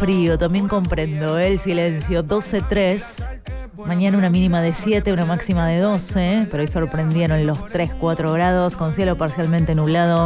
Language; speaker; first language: Spanish; native; Spanish